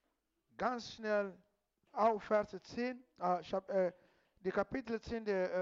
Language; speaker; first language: German; non-native, fluent; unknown